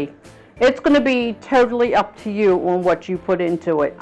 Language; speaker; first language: English; native; English